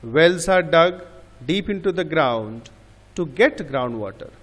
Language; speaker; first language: English; non-native, local second language; Bangla